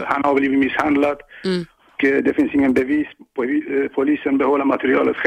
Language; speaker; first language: Swedish; non-native, learner; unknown